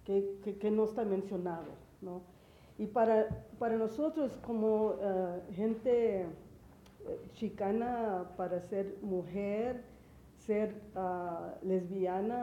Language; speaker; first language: Spanish; early bilingual, heritage; English